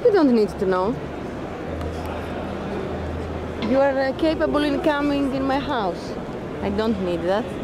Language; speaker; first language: English; non-native, fluent; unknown